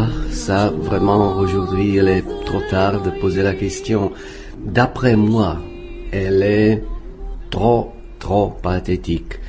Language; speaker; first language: French; non-native, fluent; Czech